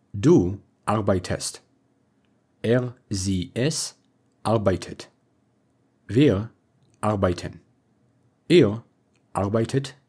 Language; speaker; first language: German; non-native, fluent; English